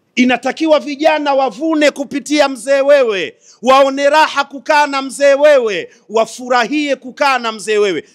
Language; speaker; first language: Swahili; native; Swahili